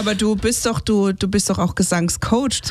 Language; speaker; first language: German; native; German